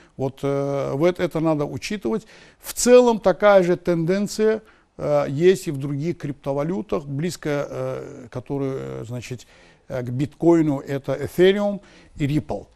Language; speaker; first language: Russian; non-native, local second language; Azerbaijani